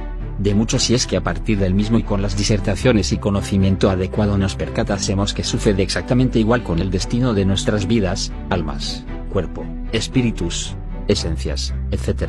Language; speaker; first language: Spanish; native; Spanish